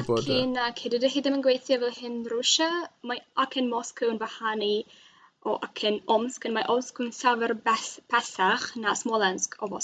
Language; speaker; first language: Welsh; non-native, learner; Russian